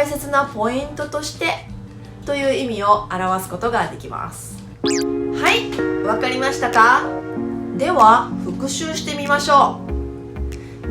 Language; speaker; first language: Japanese; native; Japanese